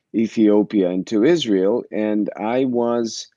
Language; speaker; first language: English; early bilingual, other home language; Russian